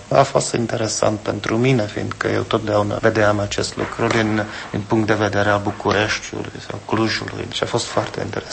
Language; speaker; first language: Romanian; non-native, fluent; Czech